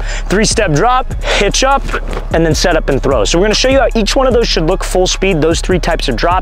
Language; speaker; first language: English; native; English